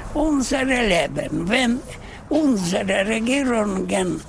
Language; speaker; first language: German; non-native, learner; Russian